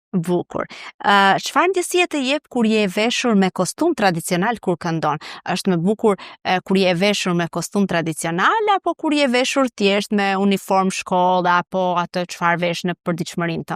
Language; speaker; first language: Albanian; native; Albanian